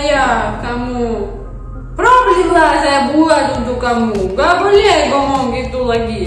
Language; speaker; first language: Indonesian; non-native, learner; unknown